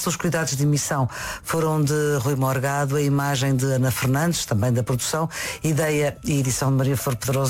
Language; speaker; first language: Portuguese; native; Portuguese